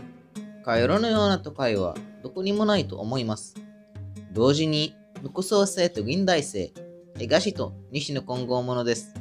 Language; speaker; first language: Japanese; non-native, learner; Arabic